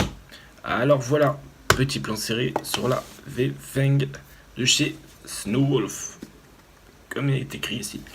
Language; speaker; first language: French; native; French